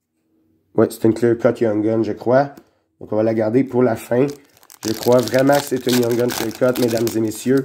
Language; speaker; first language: French; native; French